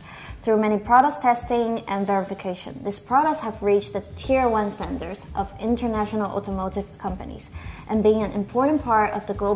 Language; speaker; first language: English; non-native, fluent; Chinese